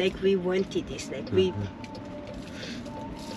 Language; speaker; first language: English; non-native, fluent; Romanian